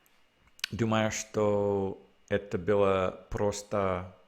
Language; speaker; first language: Russian; non-native, learner; English